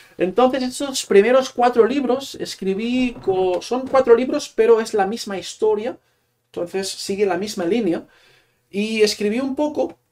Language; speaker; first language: Spanish; non-native, local second language; Catalan